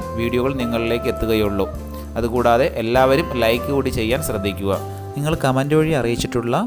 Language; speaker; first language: Malayalam; native; Malayalam